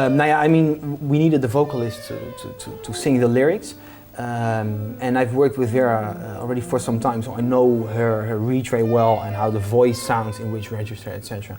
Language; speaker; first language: English; non-native, fluent; Dutch